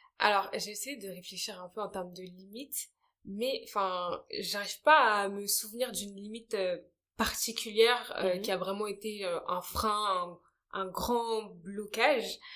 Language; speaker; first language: French; early bilingual, other home language; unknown